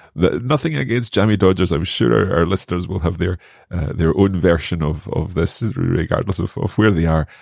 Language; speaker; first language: English; native; English